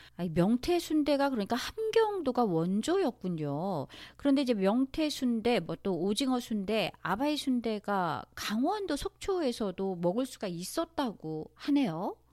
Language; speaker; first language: Korean; native; Korean